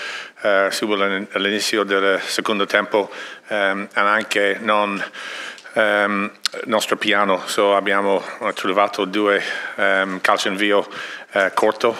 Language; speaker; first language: Italian; non-native, learner; English